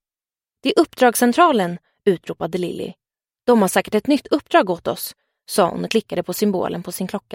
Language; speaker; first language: Swedish; native; Swedish